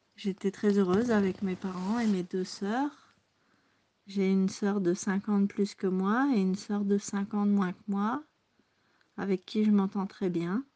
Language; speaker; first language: French; native; French